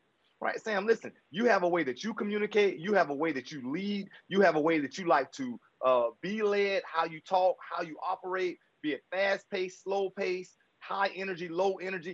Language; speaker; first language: English; native; English